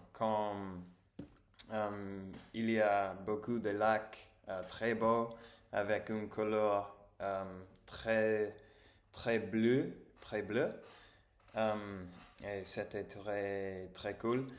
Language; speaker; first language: French; non-native, learner; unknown